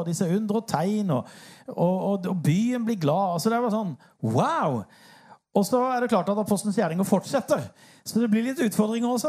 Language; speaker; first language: Norwegian; native; Norwegian